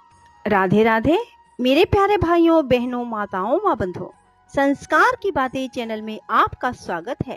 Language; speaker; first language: Hindi; native; Hindi